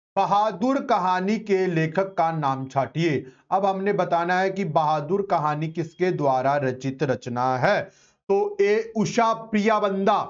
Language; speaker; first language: Hindi; non-native, local second language; Punjabi